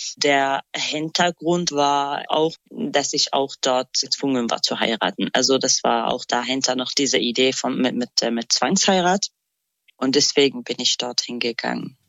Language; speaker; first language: German; non-native, fluent; Kurdish